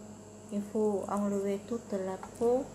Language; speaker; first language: French; non-native, learner; Vietnamese